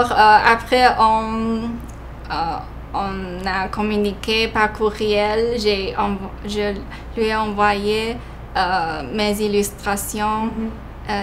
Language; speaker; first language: French; non-native, fluent; Chinese